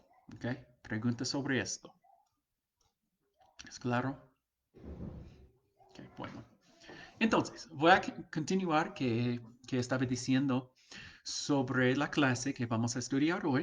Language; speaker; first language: Spanish; non-native, fluent; English